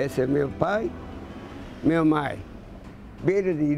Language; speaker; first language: Portuguese; non-native, learner; Japanese